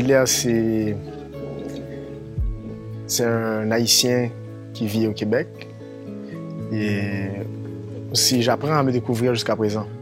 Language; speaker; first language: French; non-native, local second language; Haitian Creole